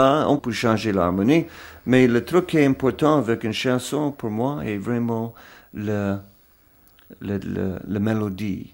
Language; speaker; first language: French; non-native, fluent; English